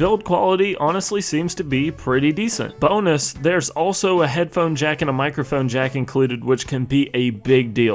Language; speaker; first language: English; native; English